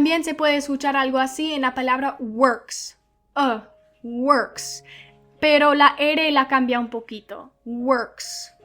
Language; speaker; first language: Spanish; non-native, fluent; English